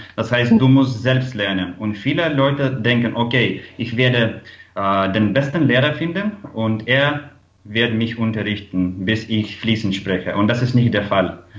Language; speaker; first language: German; non-native, fluent; Lithuanian